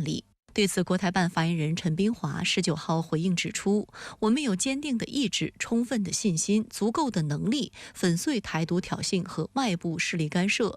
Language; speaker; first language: Chinese; native; Chinese